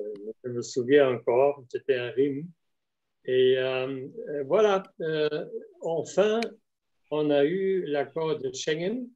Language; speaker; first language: French; non-native, fluent; German